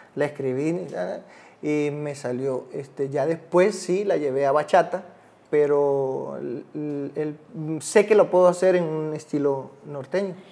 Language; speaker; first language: Spanish; native; Spanish